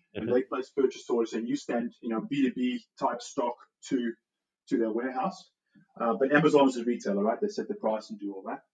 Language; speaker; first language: English; non-native, fluent; Dutch